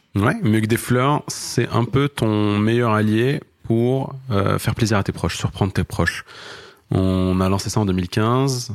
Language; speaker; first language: French; non-native, local second language; Arabic